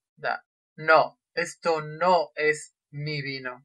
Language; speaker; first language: Spanish; non-native, fluent; Russian